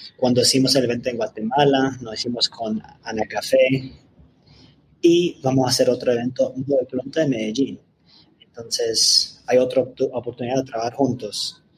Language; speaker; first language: Spanish; non-native, fluent; English